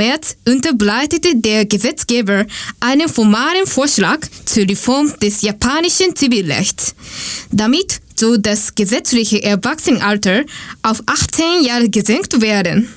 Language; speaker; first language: German; non-native, learner; Japanese